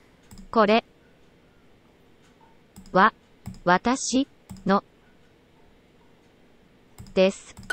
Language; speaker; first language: Japanese; non-native, learner; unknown